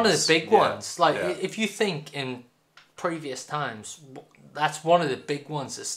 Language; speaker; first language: English; native; English